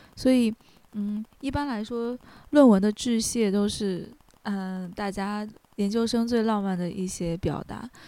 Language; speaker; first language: Chinese; native; Chinese